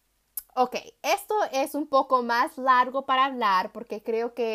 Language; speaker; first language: Spanish; early bilingual, heritage; Spanish